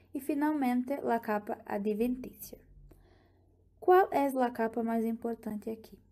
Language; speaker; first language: Portuguese; non-native, learner; Spanish